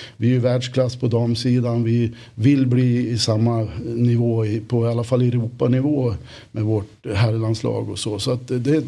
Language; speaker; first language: Swedish; native; Swedish